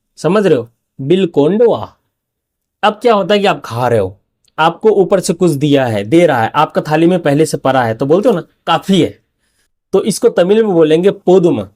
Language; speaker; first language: Hindi; native; Hindi